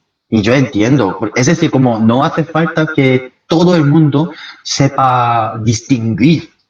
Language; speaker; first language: Spanish; non-native, fluent; Korean